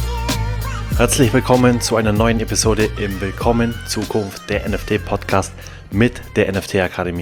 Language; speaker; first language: German; native; German